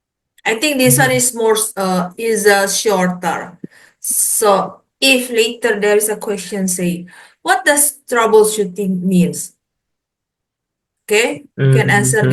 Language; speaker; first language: English; non-native, fluent; Indonesian